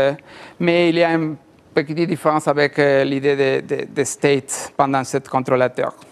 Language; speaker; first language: French; non-native, learner; Spanish